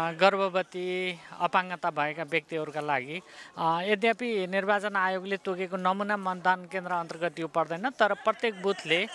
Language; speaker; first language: Nepali; native; Nepali